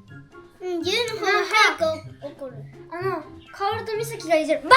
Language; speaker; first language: Japanese; early bilingual, other home language; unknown